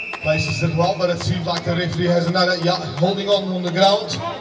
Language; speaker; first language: English; non-native, local second language; Afrikaans